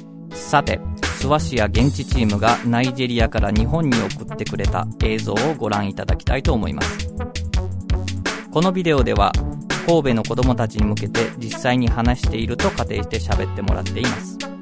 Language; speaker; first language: Japanese; native; Japanese